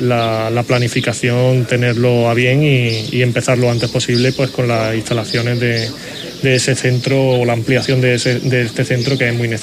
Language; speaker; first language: Spanish; native; Spanish